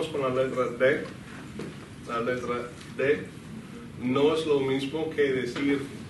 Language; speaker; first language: Spanish; non-native, fluent; English